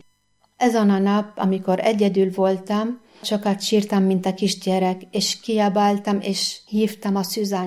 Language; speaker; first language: Hungarian; non-native, fluent; Arabic